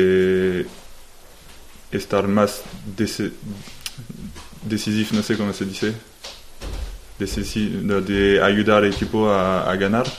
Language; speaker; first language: Spanish; non-native, learner; French